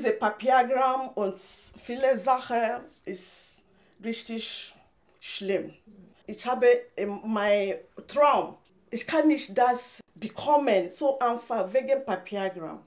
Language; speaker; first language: German; non-native, learner; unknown